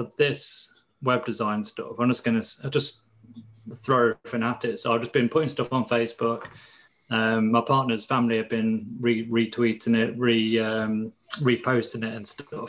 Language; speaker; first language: English; native; English